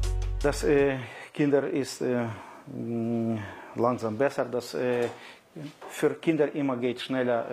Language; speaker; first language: German; non-native, learner; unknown